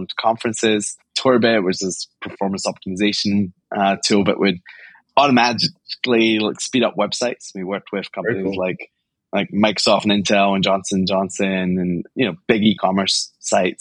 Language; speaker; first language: English; native; English